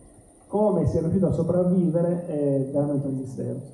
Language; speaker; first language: Italian; native; Italian